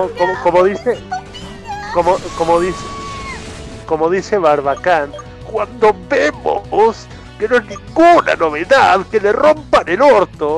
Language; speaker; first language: Spanish; native; Spanish